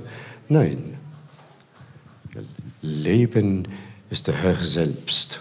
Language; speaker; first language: German; non-native, fluent; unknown